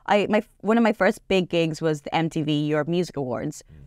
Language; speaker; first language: English; native; English